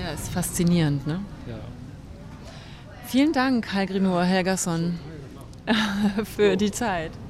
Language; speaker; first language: German; native; German